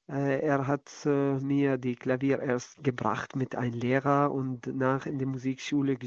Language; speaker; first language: German; non-native, learner; Arabic